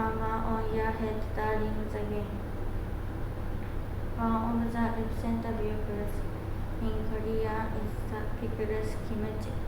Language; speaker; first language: English; non-native, learner; Japanese